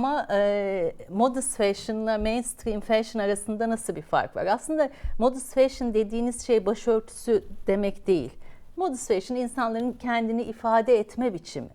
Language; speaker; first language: Turkish; native; Turkish